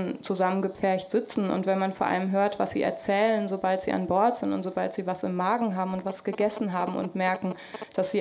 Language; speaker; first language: German; native; German